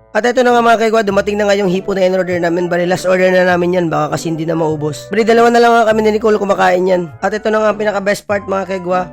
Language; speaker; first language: Filipino; non-native, local second language; Bikol